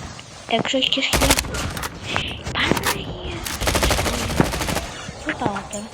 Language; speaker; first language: Greek; native; Greek